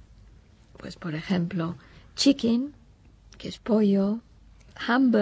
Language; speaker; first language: Spanish; non-native, fluent; English